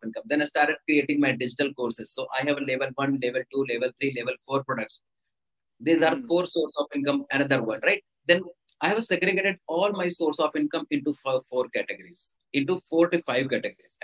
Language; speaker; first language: English; non-native, local second language; Hindi